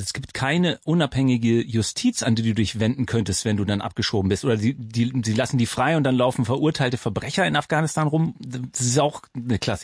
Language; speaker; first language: German; native; German